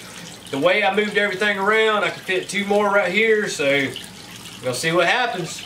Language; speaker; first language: English; native; English